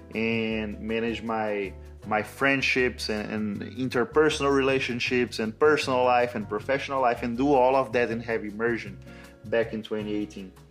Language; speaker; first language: English; non-native, fluent; Portuguese